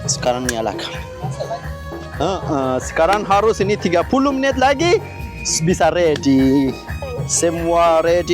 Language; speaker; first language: Indonesian; non-native, learner; Persian